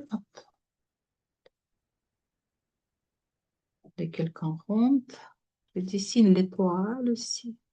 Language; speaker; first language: French; non-native, learner; Russian